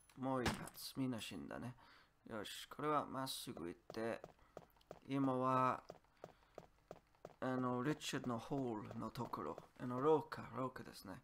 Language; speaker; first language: Japanese; non-native, learner; English